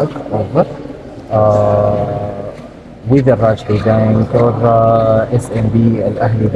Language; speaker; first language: English; non-native, learner; Arabic